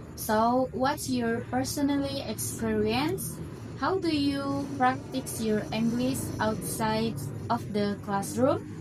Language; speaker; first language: English; non-native, learner; Indonesian